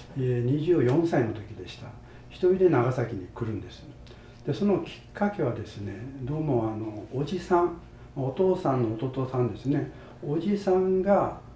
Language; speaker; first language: Japanese; native; Japanese